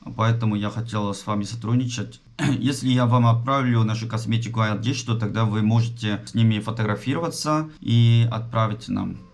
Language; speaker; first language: Russian; non-native, fluent; Korean